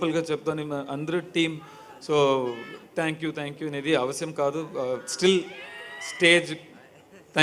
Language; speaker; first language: Telugu; non-native, learner; Tamil